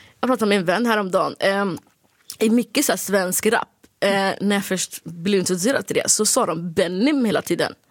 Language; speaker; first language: Swedish; early bilingual, other home language; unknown